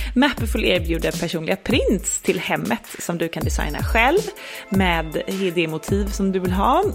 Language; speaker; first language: Swedish; native; Swedish